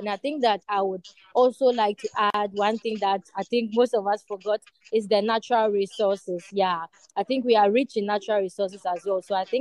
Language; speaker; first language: English; non-native, local second language; Ewe